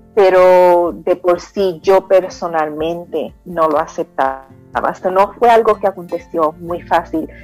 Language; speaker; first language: Spanish; early bilingual, heritage; Spanish